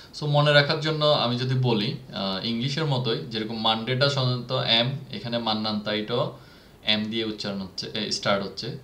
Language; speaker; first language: Bangla; native; Bangla